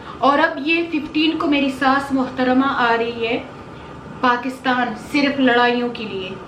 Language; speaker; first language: Urdu; non-native, local second language; Pashto